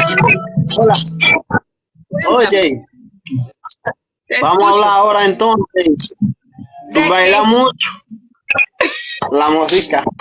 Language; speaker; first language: Spanish; non-native, learner; Haitian Creole